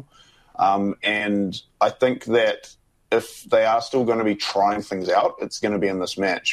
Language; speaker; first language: English; native; English